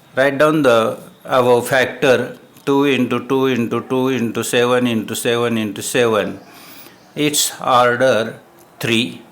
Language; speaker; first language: English; non-native, local second language; Marathi